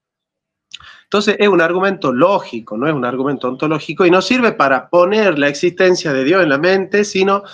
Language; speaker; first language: Spanish; native; Spanish